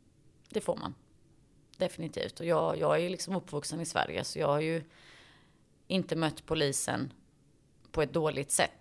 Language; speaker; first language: Swedish; early bilingual, other home language; Bosnian